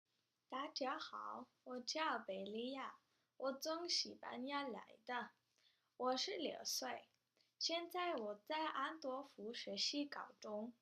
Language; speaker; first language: Chinese; non-native, learner; Spanish